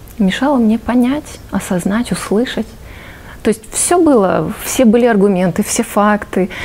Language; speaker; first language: Russian; native; Russian